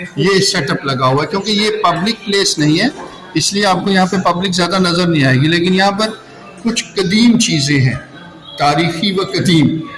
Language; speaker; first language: Urdu; native; Urdu